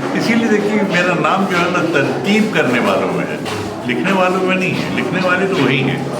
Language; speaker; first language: Urdu; native; Urdu